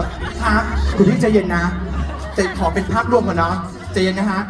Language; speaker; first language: Thai; native; Thai